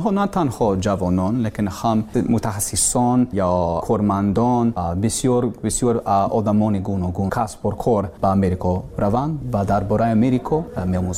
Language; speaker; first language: Persian; non-native, learner; English